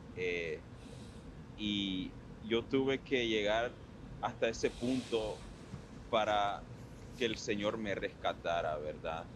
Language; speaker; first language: Spanish; early bilingual, heritage; Spanish